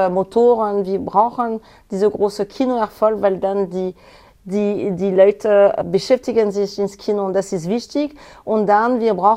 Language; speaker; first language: German; non-native, learner; French